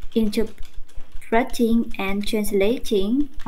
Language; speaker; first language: English; non-native, learner; Vietnamese